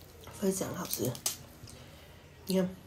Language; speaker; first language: Chinese; non-native, fluent; Vietnamese